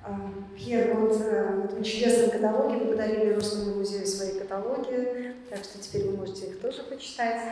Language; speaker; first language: Russian; native; Russian